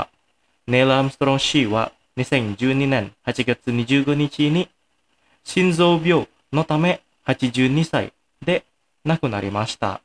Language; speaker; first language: Japanese; non-native, fluent; Indonesian